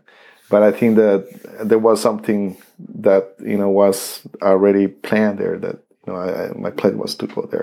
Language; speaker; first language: English; non-native, fluent; Spanish